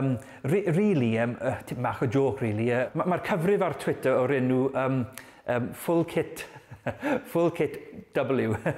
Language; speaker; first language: Welsh; non-native, learner; English